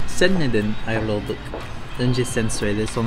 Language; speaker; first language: Turkish; non-native, learner; English